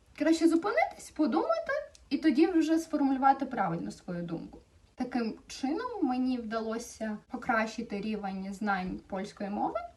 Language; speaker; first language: Ukrainian; native; Ukrainian